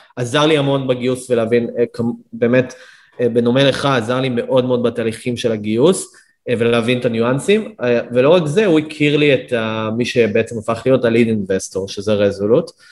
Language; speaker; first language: Hebrew; native; Hebrew